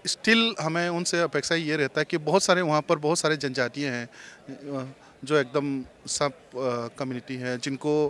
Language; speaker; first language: Hindi; non-native, local second language; Chakma